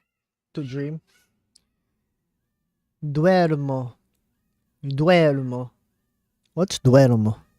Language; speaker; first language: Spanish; non-native, learner; English